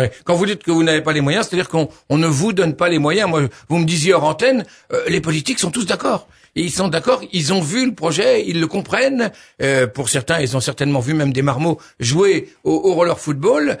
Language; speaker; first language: French; native; French